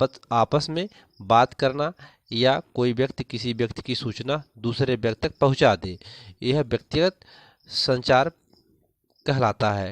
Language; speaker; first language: Hindi; native; Hindi